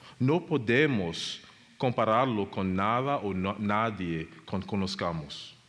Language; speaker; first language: Spanish; non-native, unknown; English